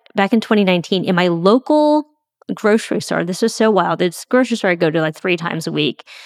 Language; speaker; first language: English; native; English